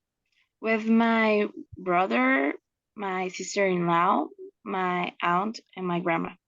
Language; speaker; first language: English; non-native, learner; Spanish